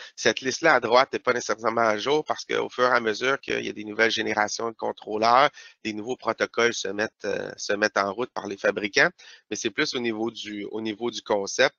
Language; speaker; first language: French; native; French